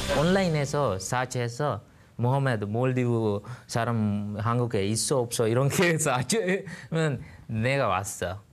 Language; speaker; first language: Korean; non-native, learner; Divehi